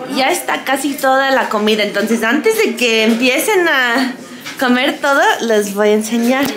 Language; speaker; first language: Spanish; non-native, fluent; English